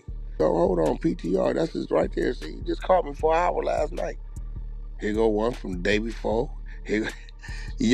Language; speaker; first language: English; native; English